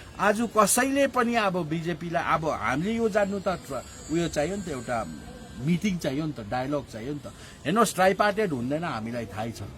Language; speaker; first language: Nepali; native; Nepali